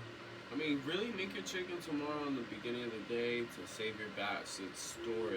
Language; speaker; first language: English; native; English